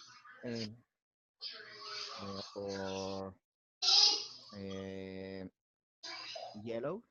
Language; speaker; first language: English; non-native, learner; Spanish